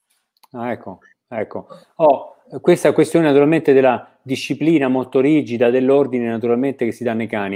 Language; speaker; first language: Italian; native; Italian